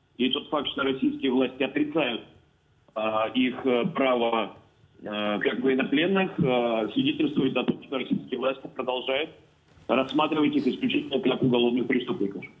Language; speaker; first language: Russian; native; Russian